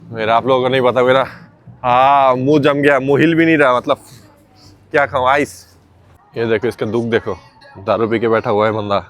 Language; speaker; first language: Hindi; non-native, fluent; Bangla